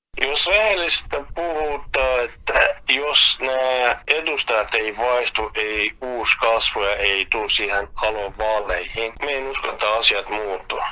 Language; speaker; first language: Finnish; non-native, fluent; Kurdish